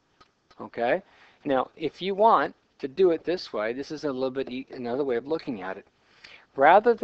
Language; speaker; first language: English; native; English